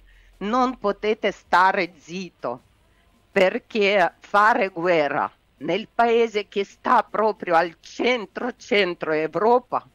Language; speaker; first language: Italian; non-native, learner; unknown